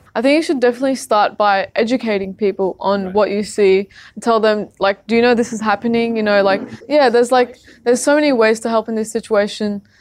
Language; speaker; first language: English; early bilingual, other home language; Arabic